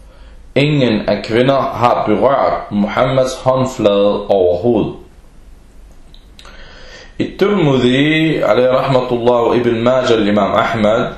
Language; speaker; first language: Danish; early bilingual, other home language; Arabic